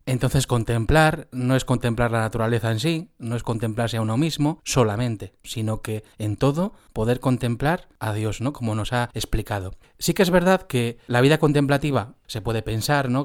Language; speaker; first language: Spanish; native; Spanish